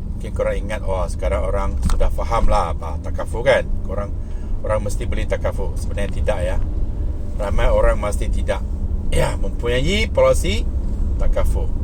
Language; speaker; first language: Malay; native; Malay